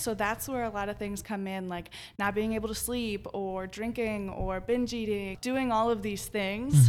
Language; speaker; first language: English; native; English